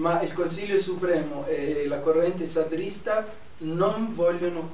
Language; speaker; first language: Italian; non-native, fluent; Arabic